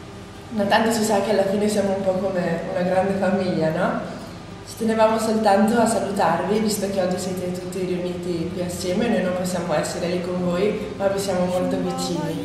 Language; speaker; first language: Italian; native; Italian